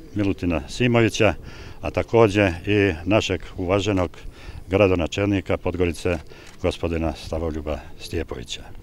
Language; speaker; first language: Bosnian; non-native, local second language; Albanian